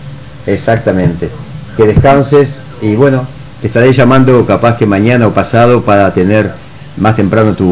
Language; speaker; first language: Spanish; native; Spanish